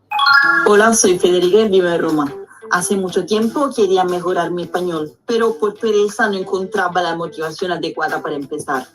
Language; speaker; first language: Spanish; non-native, learner; Italian